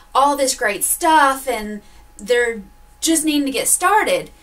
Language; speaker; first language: English; native; English